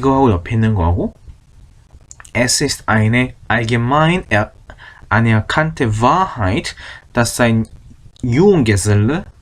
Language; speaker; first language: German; non-native, fluent; Korean